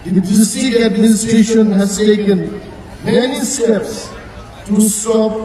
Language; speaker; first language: English; non-native, local second language; Bangla